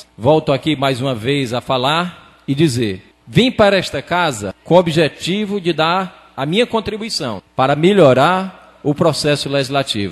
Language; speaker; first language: Portuguese; native; Portuguese